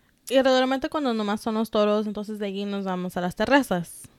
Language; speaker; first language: Spanish; early bilingual, heritage; Spanish